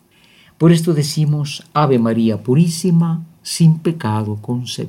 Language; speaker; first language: Spanish; native; Spanish